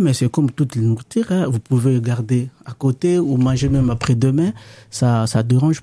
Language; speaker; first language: French; non-native, local second language; Lingala